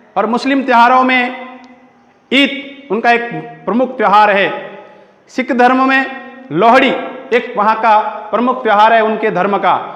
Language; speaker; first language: Hindi; native; Hindi